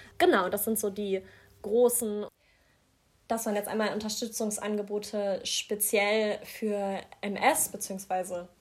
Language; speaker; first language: German; native; German